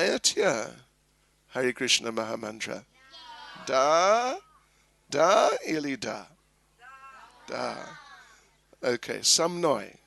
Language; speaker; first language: Russian; non-native, learner; English